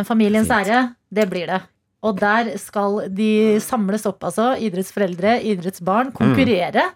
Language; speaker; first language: Norwegian; native; Norwegian